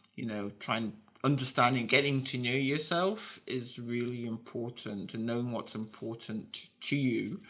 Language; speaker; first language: English; native; English